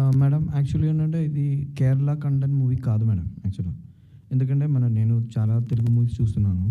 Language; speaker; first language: Telugu; non-native, local second language; Malayalam